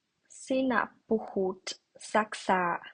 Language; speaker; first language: Finnish; non-native, learner; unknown